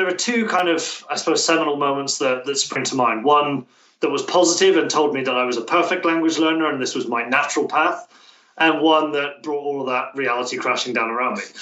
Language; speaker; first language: English; native; English